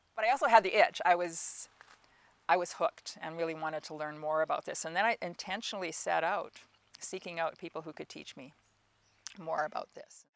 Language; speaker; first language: English; native; English